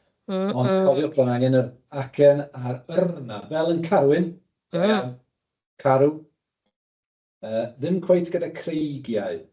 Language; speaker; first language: Welsh; native; Welsh